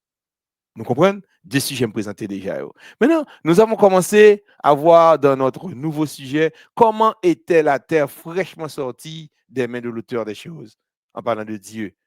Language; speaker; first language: French; non-native, local second language; Haitian Creole